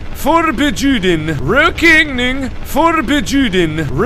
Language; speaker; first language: Swedish; non-native, learner; English